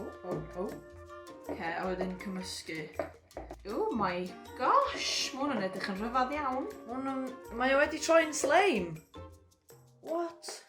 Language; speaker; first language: Welsh; native; Welsh